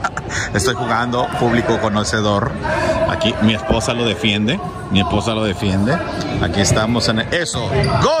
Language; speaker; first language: Spanish; native; Spanish